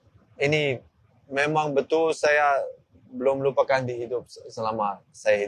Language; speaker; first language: Indonesian; non-native, learner; Dutch